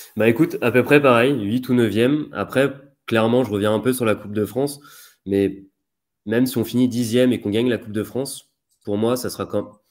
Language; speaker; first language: French; native; French